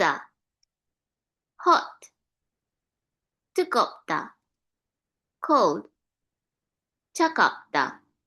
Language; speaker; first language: Korean; non-native, learner; English